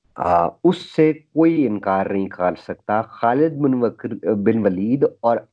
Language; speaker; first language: Urdu; native; Urdu